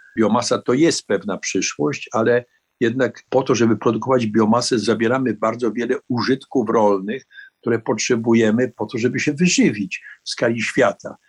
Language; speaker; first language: Polish; native; Polish